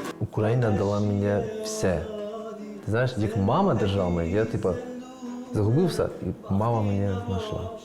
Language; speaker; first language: Ukrainian; non-native, learner; Persian